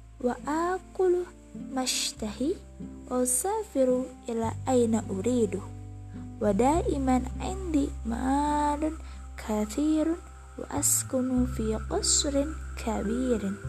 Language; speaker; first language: Arabic; non-native, learner; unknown